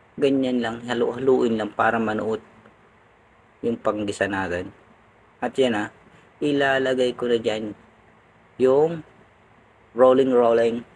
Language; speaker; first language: Filipino; non-native, local second language; Bikol